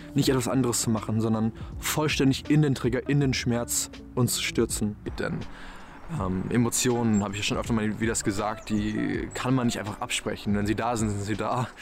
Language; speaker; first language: German; native; German